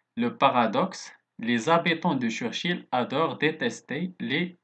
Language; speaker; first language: French; non-native, local second language; Arabic